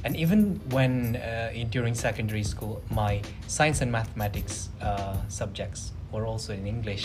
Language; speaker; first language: English; non-native, local second language; Malay